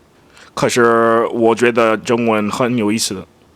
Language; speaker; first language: Chinese; non-native, learner; English